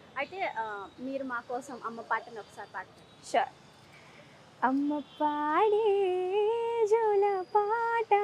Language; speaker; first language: Telugu; native; Telugu